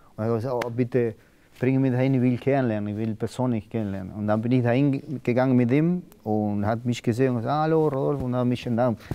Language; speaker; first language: German; non-native, learner; Spanish